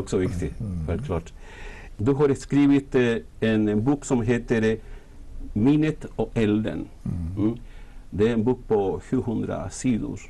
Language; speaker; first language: Swedish; non-native, fluent; Spanish